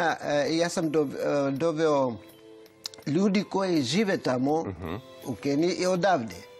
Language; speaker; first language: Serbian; non-native, fluent; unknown